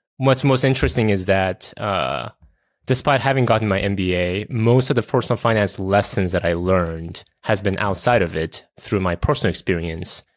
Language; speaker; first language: English; early bilingual, other home language; Korean